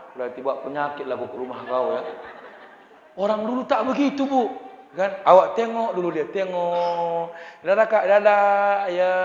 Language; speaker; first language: Malay; non-native, local second language; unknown